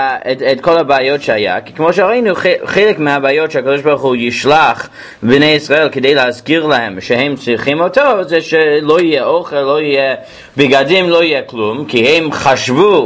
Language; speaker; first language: Hebrew; non-native, fluent; English